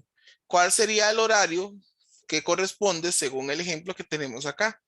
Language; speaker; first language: Spanish; native; Spanish